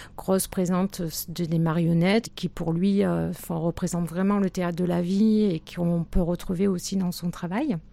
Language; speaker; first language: French; native; French